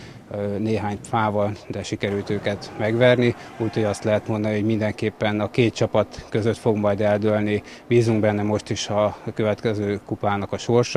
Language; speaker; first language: Hungarian; native; Hungarian